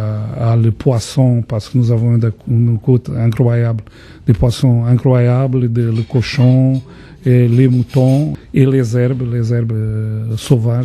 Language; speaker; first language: French; non-native, fluent; Portuguese